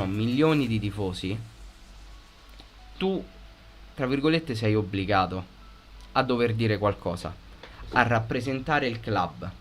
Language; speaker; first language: Italian; native; Italian